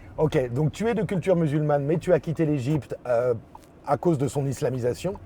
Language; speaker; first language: French; native; French